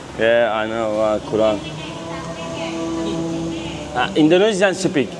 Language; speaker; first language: English; non-native, learner; Turkish